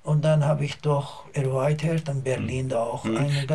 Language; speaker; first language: German; non-native, learner; Azerbaijani